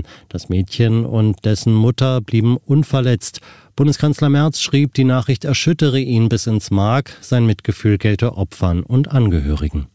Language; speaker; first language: German; native; German